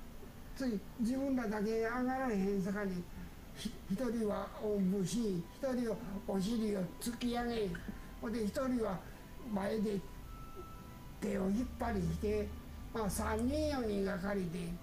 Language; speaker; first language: Japanese; native; Japanese